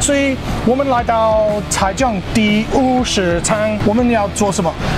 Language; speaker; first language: Chinese; non-native, learner; English